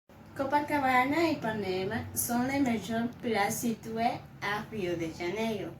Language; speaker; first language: French; non-native, learner; Spanish